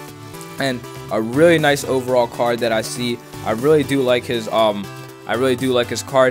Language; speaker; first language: English; native; English